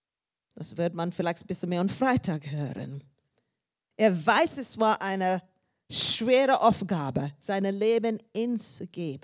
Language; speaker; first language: German; non-native, learner; English